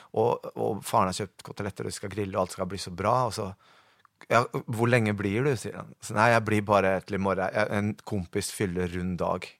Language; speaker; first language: Norwegian; early bilingual, other home language; Spanish